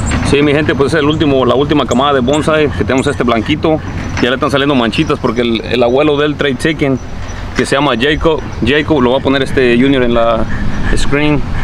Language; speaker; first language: Spanish; early bilingual, heritage; Spanish